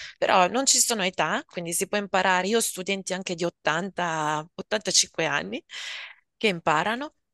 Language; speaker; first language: Italian; native; Italian